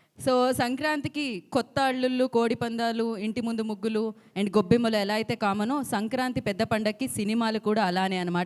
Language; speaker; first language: Telugu; native; Telugu